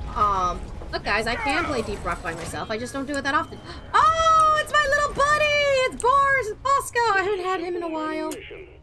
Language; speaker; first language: English; native; English